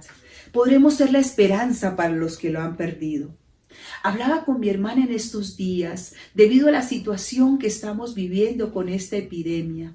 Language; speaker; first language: Spanish; native; Spanish